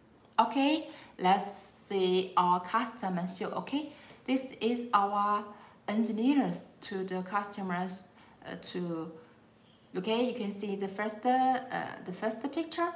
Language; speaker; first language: English; non-native, learner; Chinese